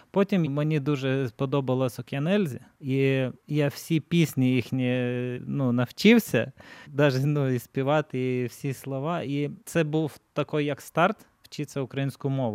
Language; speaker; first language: Ukrainian; non-native, learner; Lithuanian